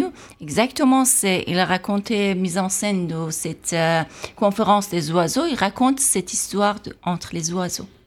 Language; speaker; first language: French; non-native, fluent; Persian